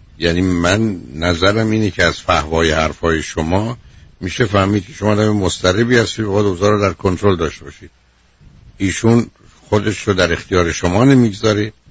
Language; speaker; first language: Persian; native; Persian